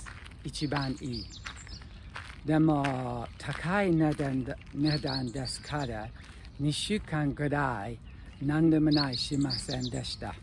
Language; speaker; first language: Japanese; non-native, learner; English